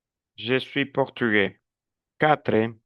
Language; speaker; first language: French; non-native, fluent; Spanish